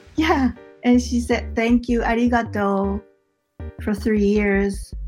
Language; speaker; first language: English; non-native, fluent; Japanese